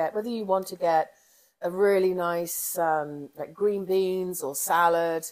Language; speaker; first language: English; native; English